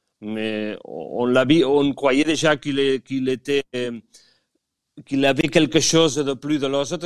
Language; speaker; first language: French; non-native, fluent; Spanish